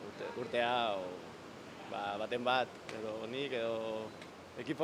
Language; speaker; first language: Basque; non-native, local second language; Spanish